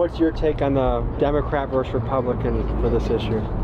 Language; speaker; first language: English; native; English